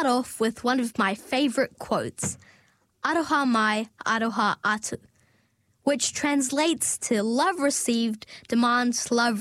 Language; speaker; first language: English; native; English